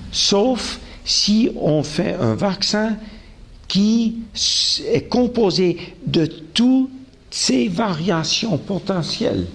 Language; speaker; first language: French; non-native, local second language; German